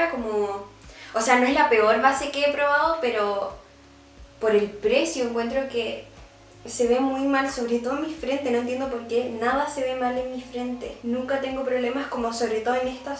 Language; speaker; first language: Spanish; native; Spanish